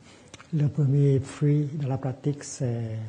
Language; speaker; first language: French; non-native, fluent; Vietnamese